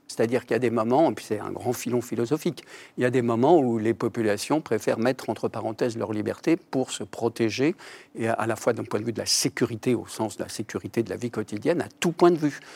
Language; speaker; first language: French; native; French